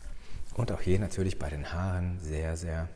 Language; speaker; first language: German; native; German